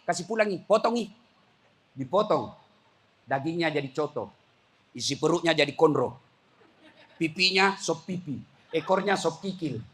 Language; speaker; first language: Indonesian; native; Indonesian